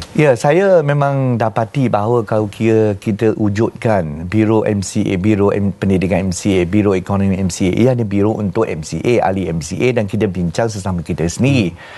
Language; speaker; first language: Malay; non-native, local second language; Chinese